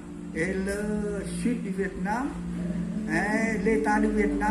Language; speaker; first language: French; non-native, learner; Vietnamese